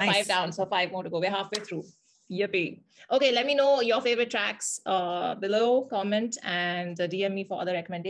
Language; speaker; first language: English; non-native, local second language; Hindi